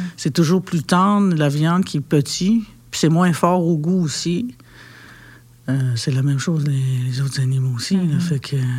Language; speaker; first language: French; non-native, local second language; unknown